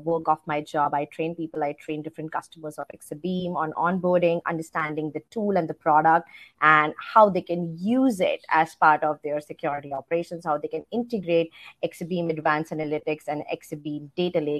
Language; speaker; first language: English; non-native, local second language; Hindi